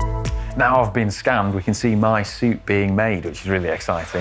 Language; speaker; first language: English; native; English